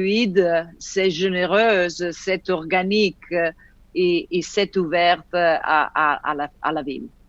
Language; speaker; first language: French; non-native, fluent; Italian